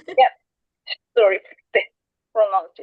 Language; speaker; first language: English; non-native, learner; Korean